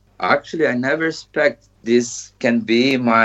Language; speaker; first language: English; non-native, learner; Portuguese